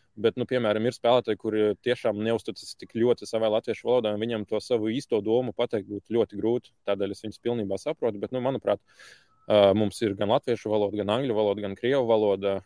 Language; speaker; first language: Latvian; native; Latvian